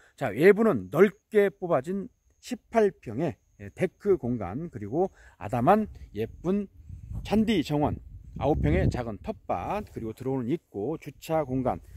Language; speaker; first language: Korean; native; Korean